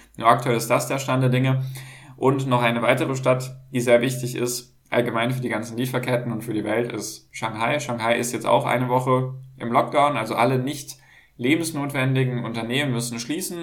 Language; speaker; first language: German; native; German